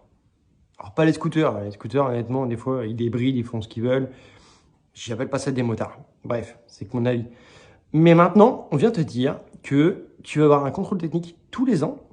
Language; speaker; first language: French; native; French